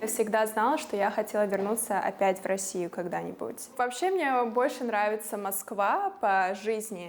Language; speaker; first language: Russian; non-native, fluent; English